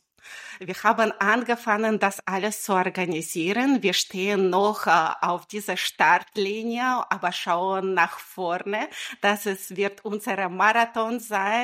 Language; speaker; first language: German; non-native, fluent; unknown